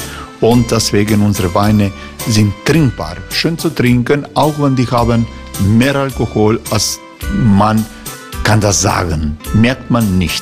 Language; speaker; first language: German; non-native, learner; Croatian